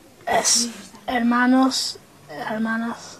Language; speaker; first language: Spanish; non-native, learner; English